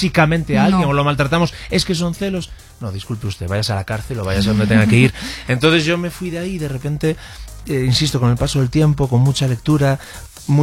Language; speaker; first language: Spanish; non-native, local second language; Galician